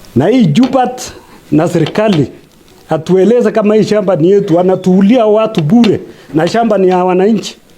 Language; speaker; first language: Swahili; non-native, local second language; Kalenjin